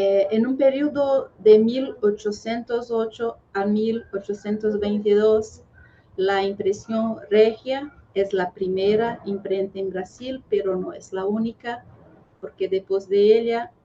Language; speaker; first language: Spanish; non-native, fluent; Portuguese